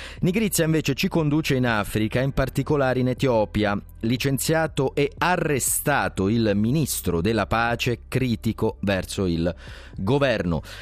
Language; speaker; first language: Italian; native; Italian